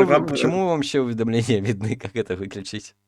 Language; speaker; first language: Russian; native; Russian